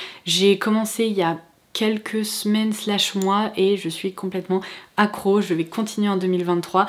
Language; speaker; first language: French; native; French